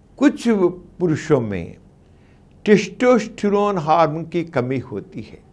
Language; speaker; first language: Hindi; non-native, local second language; Telugu